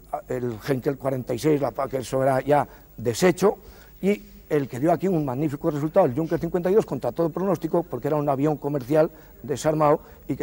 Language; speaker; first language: Spanish; native; Spanish